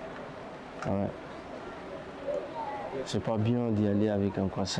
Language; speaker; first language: French; non-native, learner; Comorian